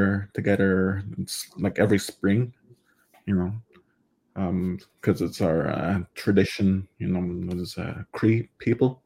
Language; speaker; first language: English; non-native, fluent; Cree